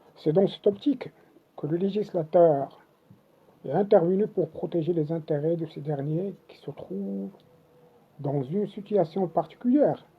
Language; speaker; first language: French; non-native, local second language; Arabic